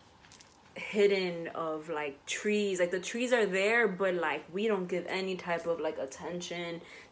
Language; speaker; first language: English; native; English